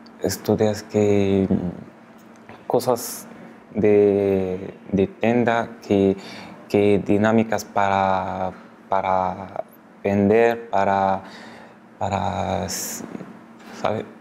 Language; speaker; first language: Spanish; non-native, learner; Arabic